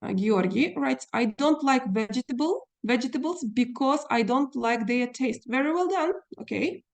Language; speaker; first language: English; non-native, fluent; Russian